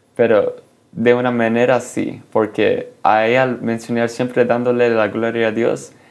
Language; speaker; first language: Spanish; early bilingual, heritage; Spanish